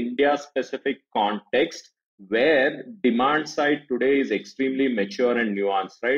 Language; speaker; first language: English; non-native, local second language; Kannada